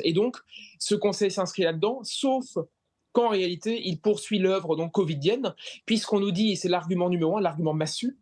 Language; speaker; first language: French; native; French